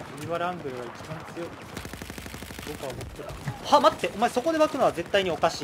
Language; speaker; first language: Japanese; native; Japanese